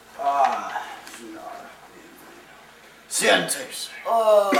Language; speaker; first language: Spanish; non-native, learner; English